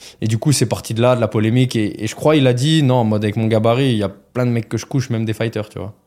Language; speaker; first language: French; native; French